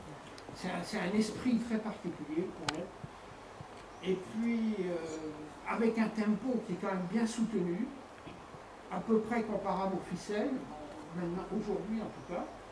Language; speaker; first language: French; native; French